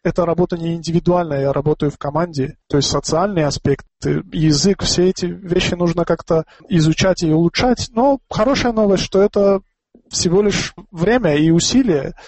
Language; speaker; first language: Russian; non-native, local second language; Tajik